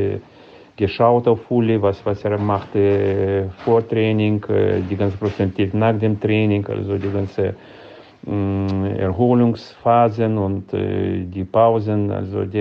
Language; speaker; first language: German; non-native, fluent; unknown